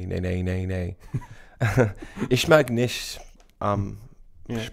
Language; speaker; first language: German; non-native, learner; English